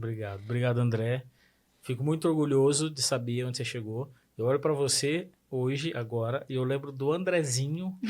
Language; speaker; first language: Portuguese; native; Portuguese